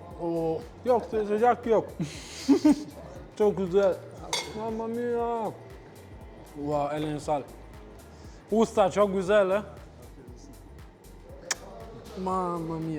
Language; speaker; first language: Turkish; non-native, learner; Italian